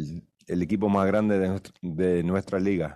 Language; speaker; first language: Spanish; early bilingual, heritage; Spanish